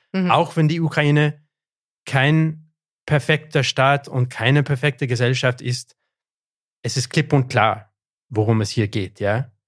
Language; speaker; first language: German; non-native, fluent; English